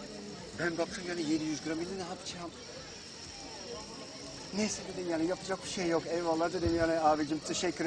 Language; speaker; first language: Turkish; non-native, fluent; Dutch